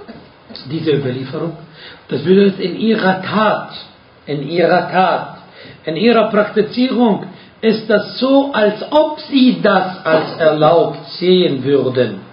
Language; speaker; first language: German; non-native, fluent; Arabic